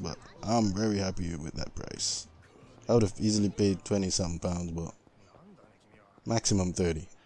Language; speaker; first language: English; native; English